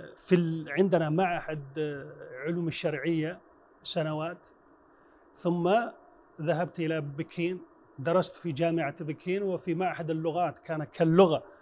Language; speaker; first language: Arabic; non-native, fluent; Chinese